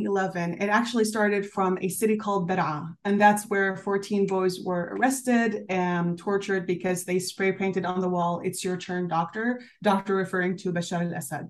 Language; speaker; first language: English; native; English